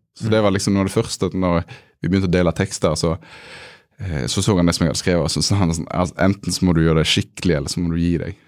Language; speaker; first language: Norwegian; native; Norwegian